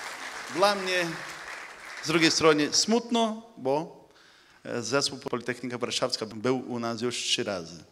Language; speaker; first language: Polish; early bilingual, heritage; Polish